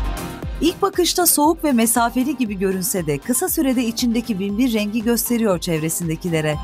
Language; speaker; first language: Turkish; native; Turkish